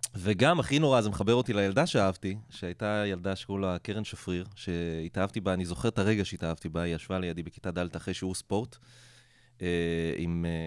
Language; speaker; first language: Hebrew; non-native, local second language; Arabic